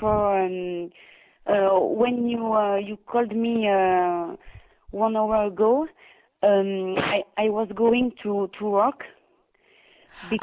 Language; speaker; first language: English; non-native, learner; French